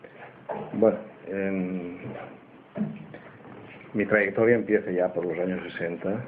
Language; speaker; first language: Spanish; native; Spanish